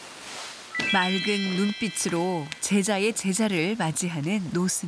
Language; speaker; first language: Korean; native; Korean